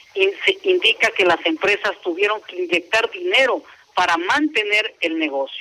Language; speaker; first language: Spanish; native; Spanish